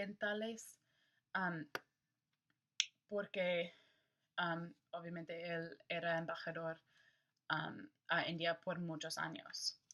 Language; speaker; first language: Spanish; non-native, learner; English